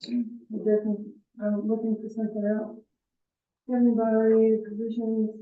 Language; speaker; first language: English; native; English